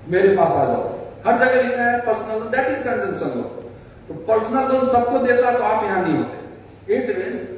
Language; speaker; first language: Hindi; native; Hindi